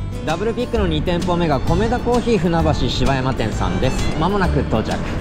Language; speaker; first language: Japanese; native; Japanese